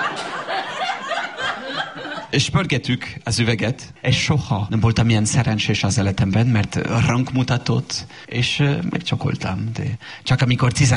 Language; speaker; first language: Hungarian; non-native, fluent; French